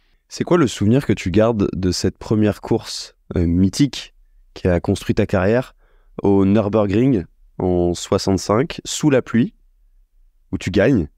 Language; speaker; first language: French; native; French